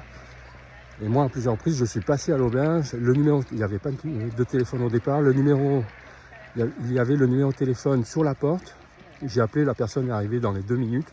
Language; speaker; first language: French; native; French